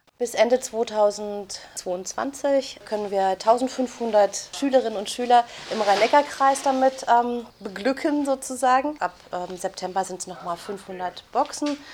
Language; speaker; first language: German; native; German